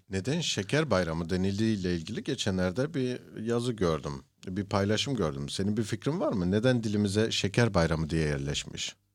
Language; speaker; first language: Turkish; early bilingual, heritage; Turkish